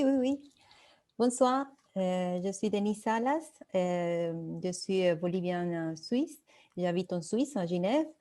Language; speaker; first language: French; non-native, fluent; Spanish